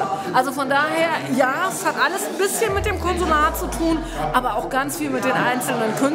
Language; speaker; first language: German; native; German